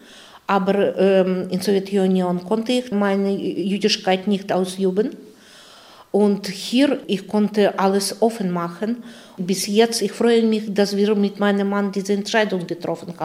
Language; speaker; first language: German; non-native, fluent; Russian